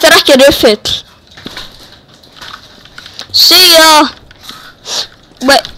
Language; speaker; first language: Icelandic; non-native, learner; Danish